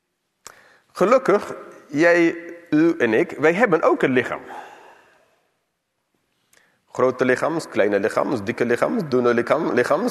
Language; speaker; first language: Dutch; non-native, fluent; English